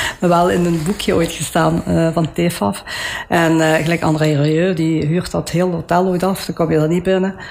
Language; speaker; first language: Dutch; early bilingual, other home language; Italian